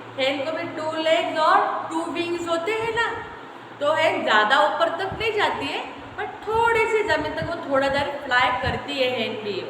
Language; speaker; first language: Hindi; non-native, local second language; Marathi